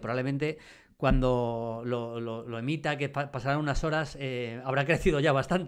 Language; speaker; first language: Spanish; native; Spanish